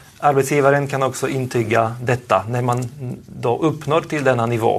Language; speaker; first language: Swedish; non-native, fluent; Polish